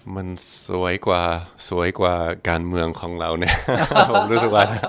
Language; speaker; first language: Thai; non-native, fluent; English